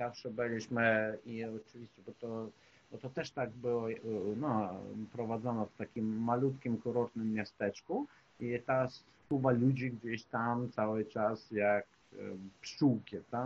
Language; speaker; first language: Polish; non-native, fluent; Ukrainian